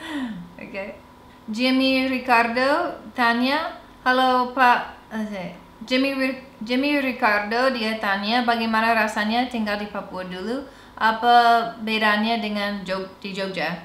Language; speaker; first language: Indonesian; non-native, fluent; English